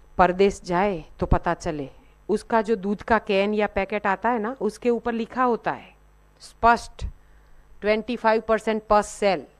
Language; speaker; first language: Hindi; non-native, local second language; Gujarati